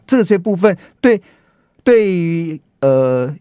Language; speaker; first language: Chinese; native; Chinese